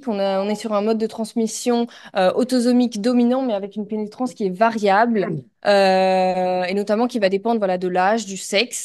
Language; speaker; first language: French; native; French